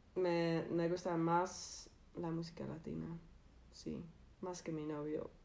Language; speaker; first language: Spanish; non-native, learner; Dutch